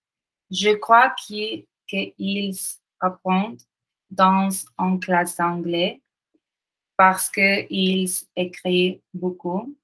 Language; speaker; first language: French; non-native, learner; Spanish